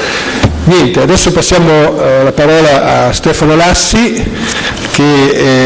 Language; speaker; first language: Italian; native; Italian